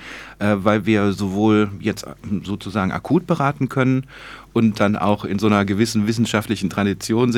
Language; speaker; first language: German; native; German